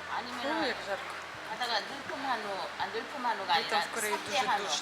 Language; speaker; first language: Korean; non-native, learner; Ukrainian